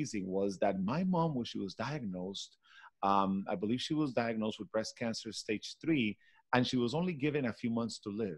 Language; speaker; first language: English; non-native, fluent; Spanish